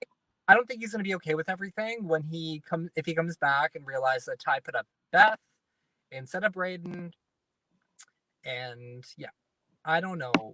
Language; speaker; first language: English; native; English